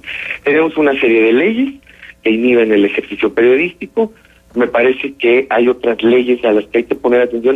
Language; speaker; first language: Spanish; native; Spanish